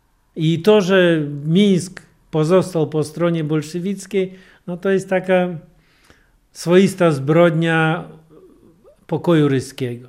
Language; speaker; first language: Polish; non-native, fluent; Russian